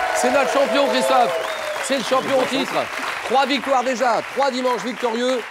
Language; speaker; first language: French; native; French